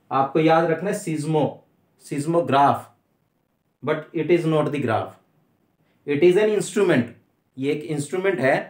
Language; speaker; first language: Hindi; native; Hindi